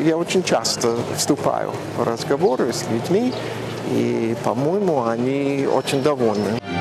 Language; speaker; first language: Russian; non-native, fluent; English